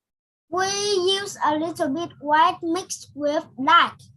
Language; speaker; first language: English; non-native, learner; Vietnamese